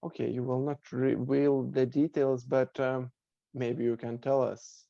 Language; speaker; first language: English; non-native, fluent; Lithuanian